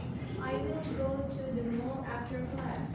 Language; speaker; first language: English; non-native, fluent; Indonesian